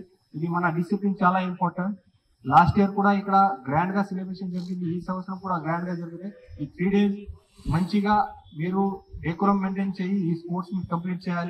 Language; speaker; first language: Telugu; non-native, fluent; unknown